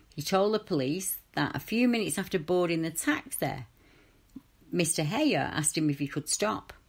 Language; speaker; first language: English; native; English